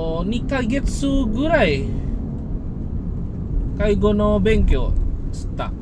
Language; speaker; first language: Japanese; non-native, learner; Indonesian